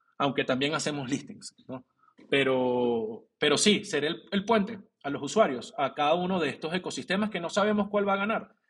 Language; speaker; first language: Spanish; native; Spanish